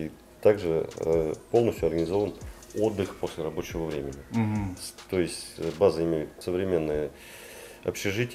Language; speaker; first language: Russian; native; Russian